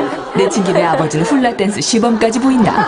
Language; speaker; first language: Korean; native; Korean